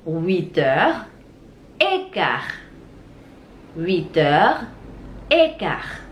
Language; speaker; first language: French; non-native, fluent; Indonesian